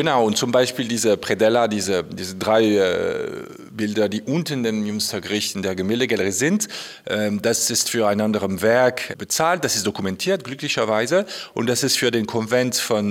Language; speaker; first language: German; non-native, fluent; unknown